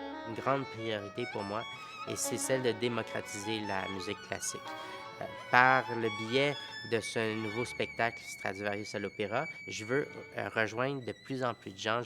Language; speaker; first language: French; native; French